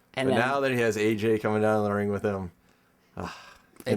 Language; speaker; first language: English; native; English